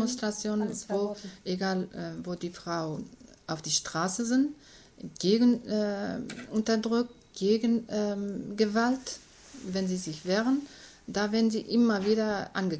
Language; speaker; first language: German; non-native, learner; Kurdish